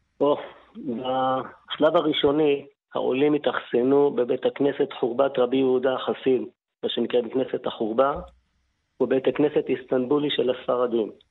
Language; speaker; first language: Hebrew; non-native, fluent; Arabic